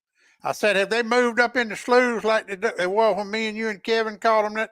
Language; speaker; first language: English; native; English